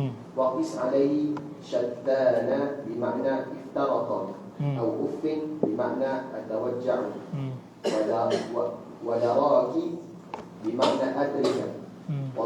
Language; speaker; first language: Arabic; non-native, learner; Malay